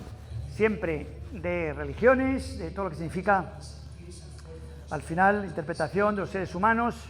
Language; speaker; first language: Spanish; native; Spanish